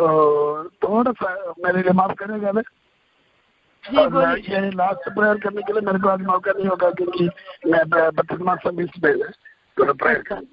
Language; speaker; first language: Hindi; non-native, local second language; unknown